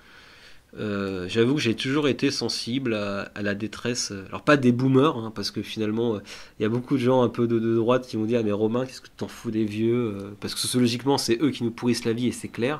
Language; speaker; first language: French; native; French